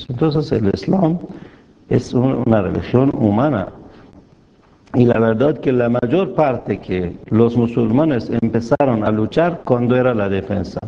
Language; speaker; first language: Spanish; non-native, fluent; Persian